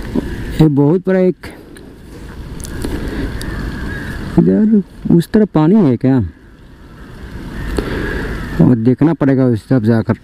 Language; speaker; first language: Hindi; non-native, local second language; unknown